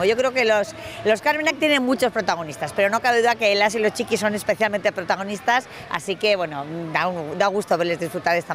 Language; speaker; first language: Spanish; native; Spanish